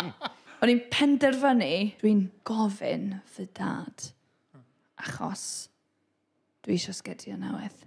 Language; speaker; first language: Welsh; non-native, learner; English